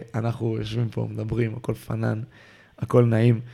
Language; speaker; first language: Hebrew; native; Hebrew